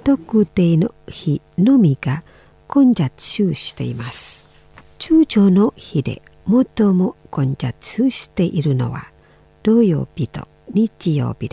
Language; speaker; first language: Japanese; non-native, fluent; Indonesian